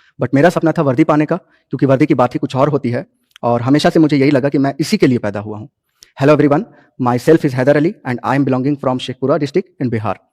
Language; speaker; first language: Hindi; native; Hindi